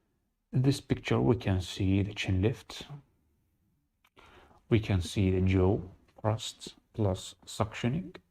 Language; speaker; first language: English; non-native, fluent; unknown